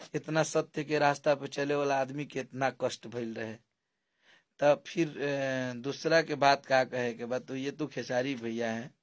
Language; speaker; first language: Hindi; native; Hindi